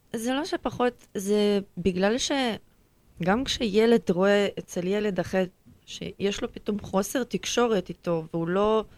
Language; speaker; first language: Hebrew; early bilingual, other home language; Russian